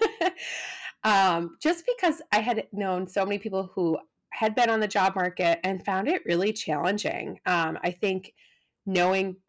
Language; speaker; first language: English; native; English